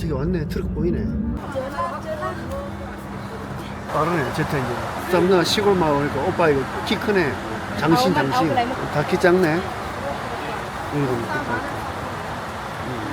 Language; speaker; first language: Korean; native; Korean